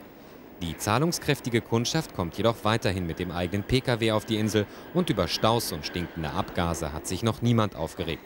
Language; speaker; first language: German; native; German